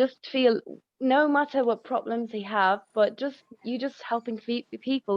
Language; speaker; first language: English; non-native, learner; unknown